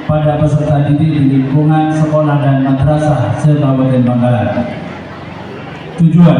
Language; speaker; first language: Indonesian; native; Indonesian